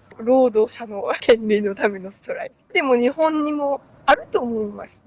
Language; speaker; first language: Japanese; non-native, fluent; French